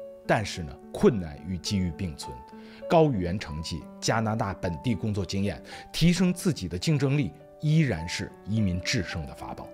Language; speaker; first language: Chinese; native; Chinese